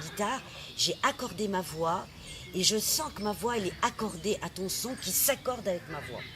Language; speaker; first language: French; native; French